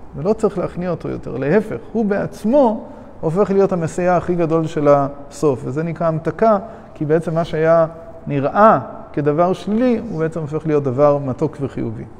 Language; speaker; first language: Hebrew; non-native, fluent; English